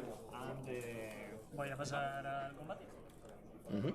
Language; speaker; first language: Spanish; native; Spanish